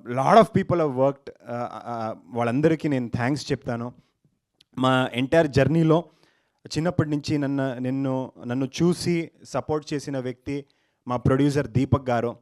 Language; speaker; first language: Telugu; non-native, learner; Kannada